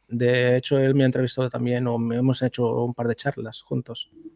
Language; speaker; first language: Spanish; native; Spanish